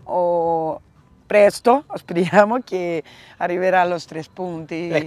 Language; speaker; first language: Italian; non-native, learner; Portuguese